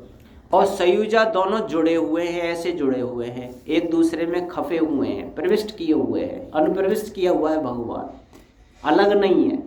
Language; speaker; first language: Hindi; native; Hindi